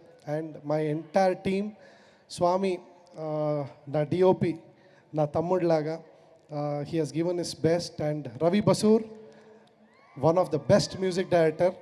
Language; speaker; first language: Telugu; non-native, learner; Kannada